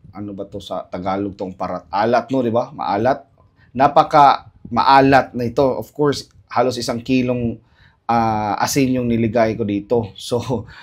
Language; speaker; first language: Filipino; non-native, local second language; Cebuano